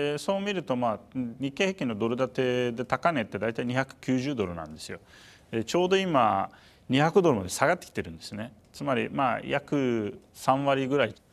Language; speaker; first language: Japanese; non-native, fluent; Turkish